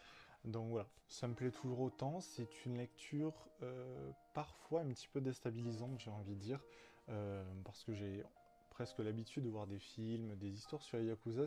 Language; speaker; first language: French; native; French